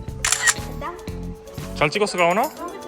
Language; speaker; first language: Korean; native; Korean